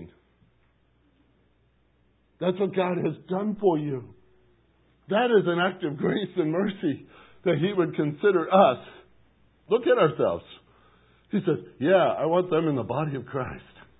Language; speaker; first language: English; native; English